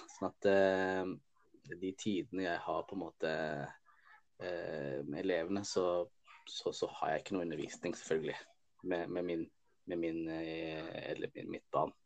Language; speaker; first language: Norwegian; early bilingual, other home language; Somali